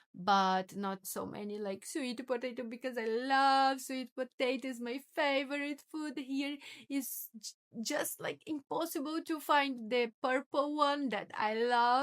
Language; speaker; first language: English; non-native, learner; Portuguese